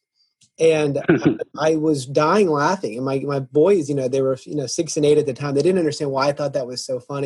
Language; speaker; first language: English; native; English